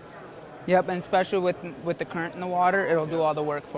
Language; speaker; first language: English; native; English